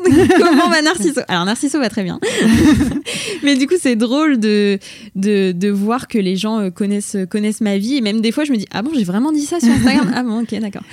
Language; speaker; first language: French; native; French